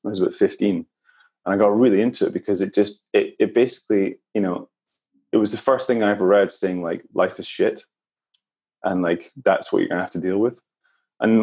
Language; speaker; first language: English; native; English